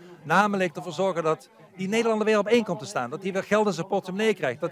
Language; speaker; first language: Dutch; native; Dutch